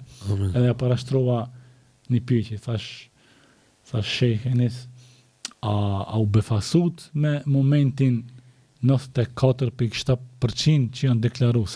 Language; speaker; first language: Albanian; native; Albanian